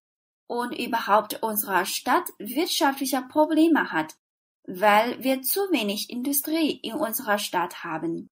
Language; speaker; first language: German; non-native, fluent; Chinese